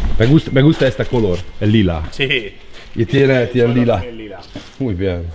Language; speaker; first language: Spanish; non-native, learner; Hungarian